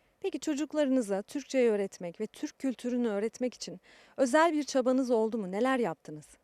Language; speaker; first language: Turkish; native; Turkish